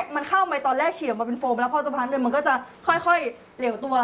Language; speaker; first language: Thai; native; Thai